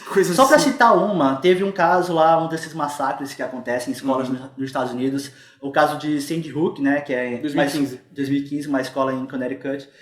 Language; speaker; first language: Portuguese; native; Portuguese